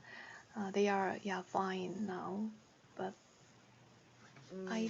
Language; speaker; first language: English; non-native, learner; Korean